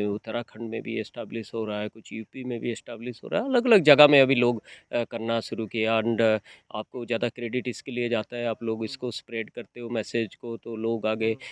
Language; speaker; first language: Hindi; non-native, local second language; Odia